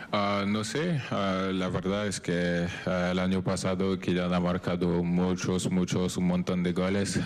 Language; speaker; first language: Spanish; non-native, fluent; French